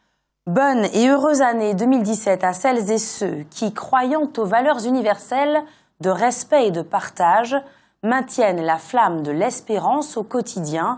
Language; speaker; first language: French; native; French